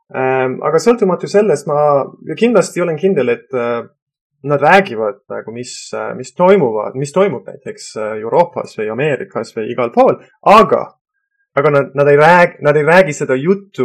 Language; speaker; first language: Estonian; non-native, fluent; Persian